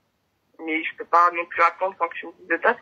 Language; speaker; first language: French; native; French